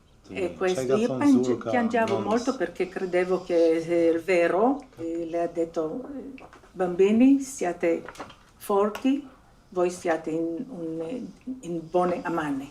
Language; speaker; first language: Italian; non-native, fluent; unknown